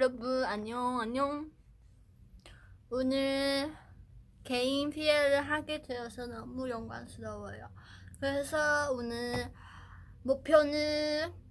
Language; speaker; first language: Korean; non-native, learner; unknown